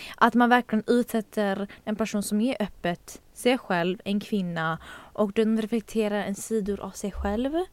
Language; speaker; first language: Swedish; native; Swedish